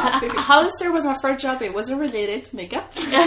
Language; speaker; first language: English; non-native, fluent; Malagasy